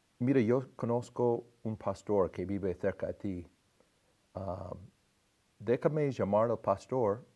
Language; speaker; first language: Spanish; non-native, fluent; English